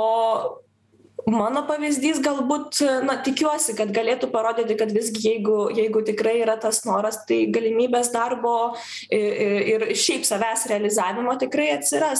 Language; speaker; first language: Lithuanian; non-native, local second language; Polish